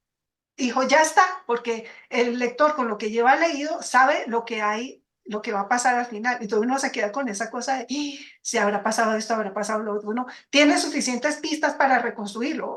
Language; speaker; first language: Spanish; native; Spanish